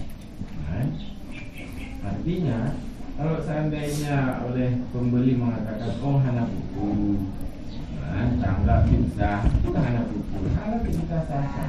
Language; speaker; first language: Indonesian; native; Indonesian